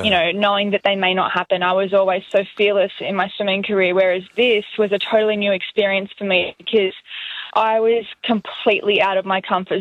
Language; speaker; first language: English; native; English